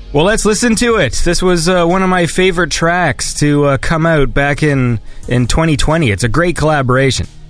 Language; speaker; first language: English; native; English